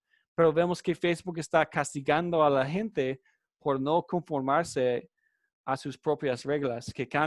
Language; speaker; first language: Spanish; non-native, fluent; English